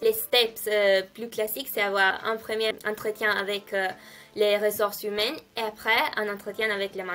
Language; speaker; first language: French; non-native, fluent; Italian